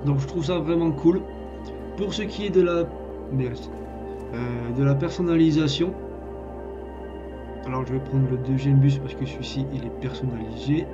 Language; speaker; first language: French; native; French